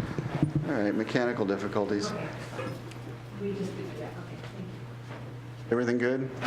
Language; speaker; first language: English; native; English